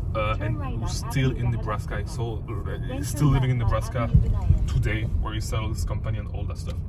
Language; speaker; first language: English; non-native, fluent; French